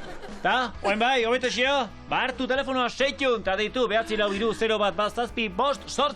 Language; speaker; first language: Basque; native; Basque